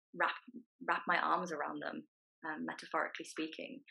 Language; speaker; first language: English; native; English